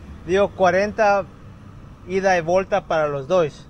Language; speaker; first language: Portuguese; non-native, learner; English